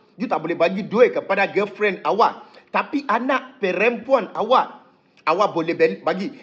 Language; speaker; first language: Malay; non-native, fluent; Yoruba